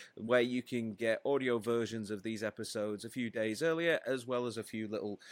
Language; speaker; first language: English; native; English